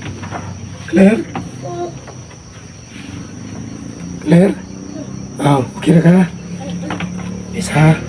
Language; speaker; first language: Filipino; non-native, local second language; Cebuano